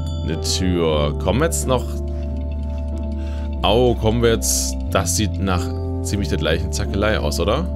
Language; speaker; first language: German; native; German